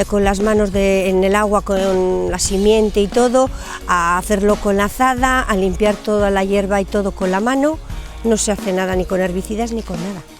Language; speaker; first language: Spanish; native; Spanish